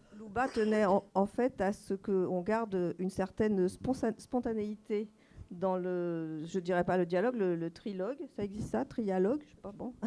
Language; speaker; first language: French; native; French